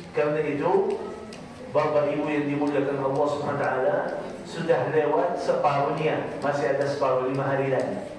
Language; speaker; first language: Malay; non-native, fluent; Arabic